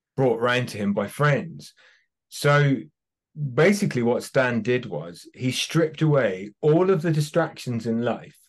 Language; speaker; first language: English; native; English